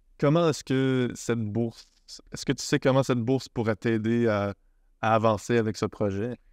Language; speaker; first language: French; native; French